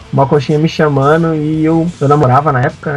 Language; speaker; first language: Portuguese; native; Portuguese